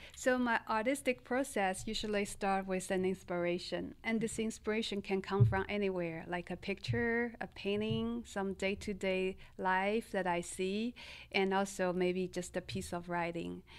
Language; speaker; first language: English; non-native, fluent; Chinese